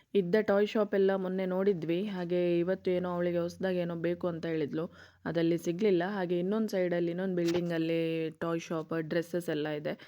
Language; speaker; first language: Kannada; non-native, local second language; Konkani